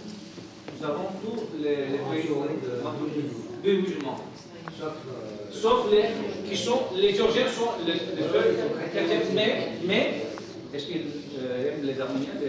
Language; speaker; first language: French; non-native, learner; Armenian